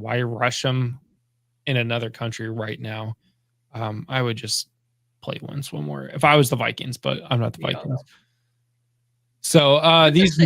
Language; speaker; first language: English; native; English